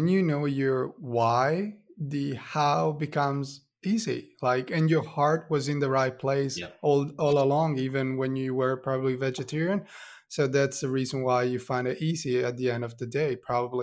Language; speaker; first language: English; non-native, fluent; Italian